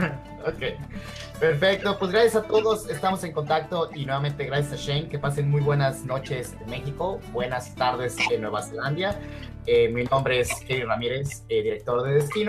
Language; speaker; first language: Spanish; native; Spanish